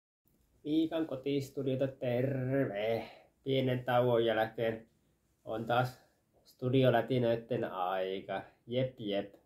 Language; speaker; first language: Finnish; native; Finnish